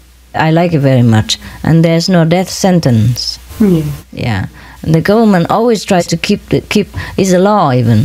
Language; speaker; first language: English; non-native, fluent; Vietnamese